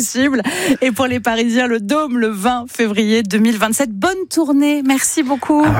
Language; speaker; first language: French; native; French